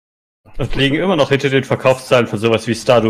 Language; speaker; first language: German; native; German